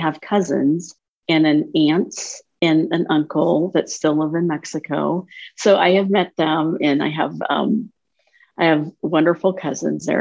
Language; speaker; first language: English; native; English